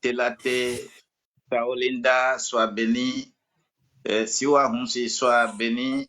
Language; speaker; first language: French; non-native, local second language; Ewe